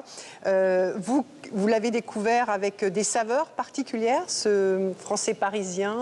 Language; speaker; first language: French; native; French